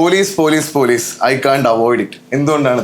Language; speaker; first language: Malayalam; native; Malayalam